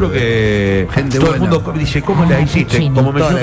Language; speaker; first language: Spanish; native; Spanish